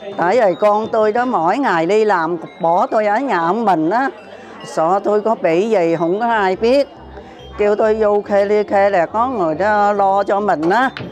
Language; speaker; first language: Vietnamese; non-native, local second language; Chinese